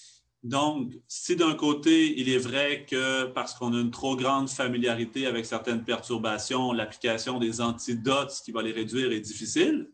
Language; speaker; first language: French; native; French